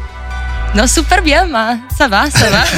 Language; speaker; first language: French; non-native, learner; Italian